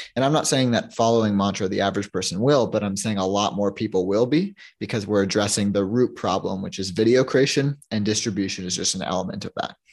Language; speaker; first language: English; native; English